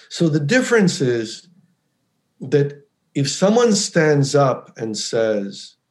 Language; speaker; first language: English; native; English